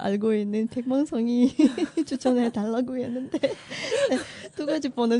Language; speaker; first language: Korean; non-native, learner; Russian